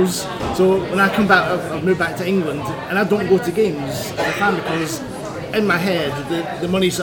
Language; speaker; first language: English; native; English